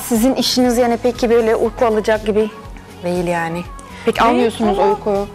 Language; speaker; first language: Turkish; non-native, fluent; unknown